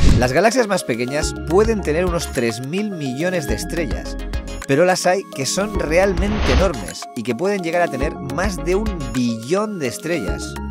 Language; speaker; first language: Spanish; native; Spanish